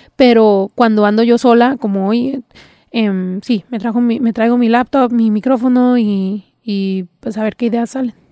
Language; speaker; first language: Spanish; early bilingual, heritage; Spanish